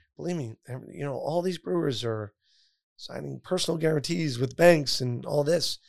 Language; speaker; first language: English; native; English